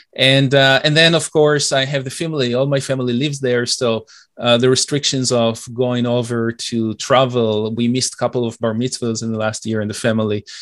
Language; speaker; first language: English; non-native, fluent; Hebrew